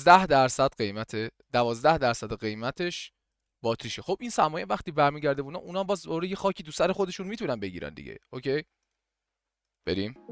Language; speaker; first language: Persian; native; Persian